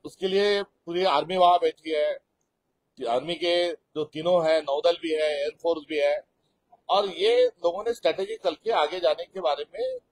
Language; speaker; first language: Hindi; non-native, local second language; Marathi